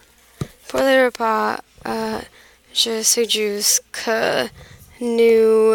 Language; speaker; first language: French; non-native, learner; English